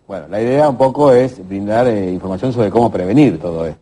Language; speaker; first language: Spanish; native; Spanish